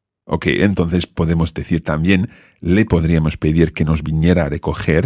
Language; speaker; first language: Spanish; non-native, fluent; English